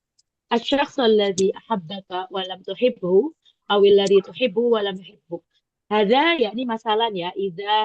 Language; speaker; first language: Arabic; non-native, fluent; Indonesian